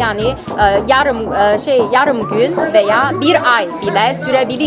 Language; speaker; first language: Turkish; non-native, learner; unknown